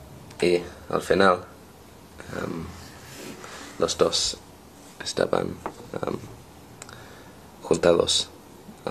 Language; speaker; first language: Spanish; non-native, learner; English